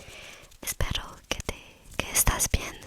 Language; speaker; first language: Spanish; non-native, learner; French